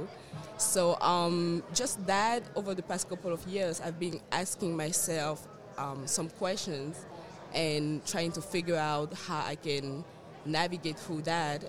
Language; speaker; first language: English; non-native, local second language; French